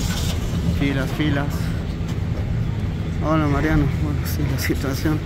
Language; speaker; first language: Spanish; native; Spanish